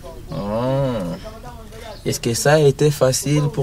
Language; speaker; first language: French; non-native, local second language; Rundi